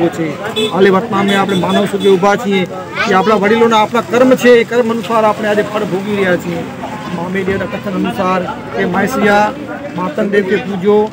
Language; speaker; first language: Gujarati; non-native, local second language; Kachhi